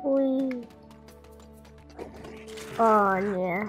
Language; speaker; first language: Polish; early bilingual, heritage; Polish